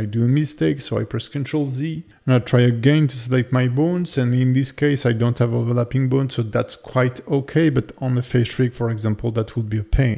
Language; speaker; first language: English; non-native, fluent; French